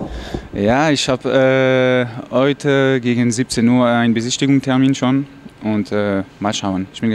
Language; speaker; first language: German; non-native, fluent; French